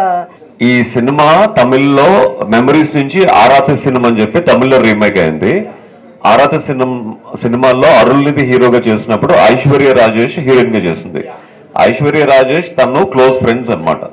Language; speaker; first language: Telugu; native; Telugu